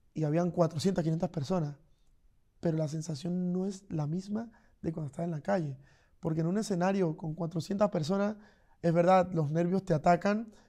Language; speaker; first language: Spanish; native; Spanish